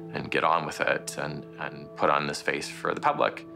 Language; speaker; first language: English; native; English